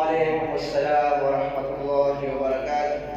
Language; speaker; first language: Arabic; non-native, fluent; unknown